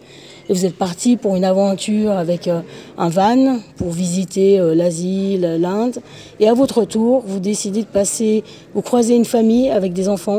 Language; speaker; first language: French; native; French